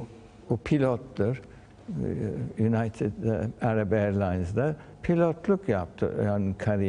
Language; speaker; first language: Turkish; early bilingual, heritage; Turkish